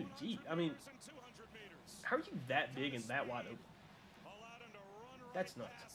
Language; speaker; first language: English; native; English